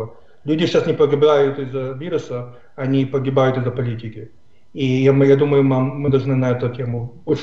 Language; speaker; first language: Russian; non-native, fluent; English